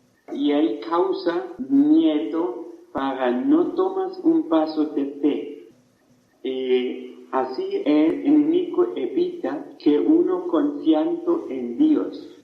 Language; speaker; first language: Spanish; non-native, fluent; German